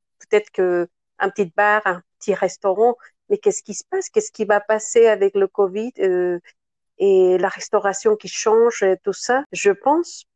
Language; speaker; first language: French; non-native, fluent; Spanish